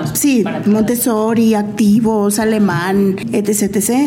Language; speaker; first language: Spanish; native; Spanish